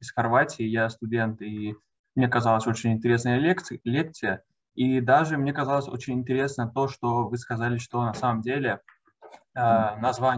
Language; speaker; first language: Russian; non-native, learner; Croatian